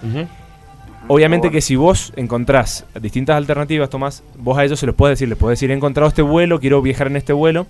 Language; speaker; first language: Spanish; native; Spanish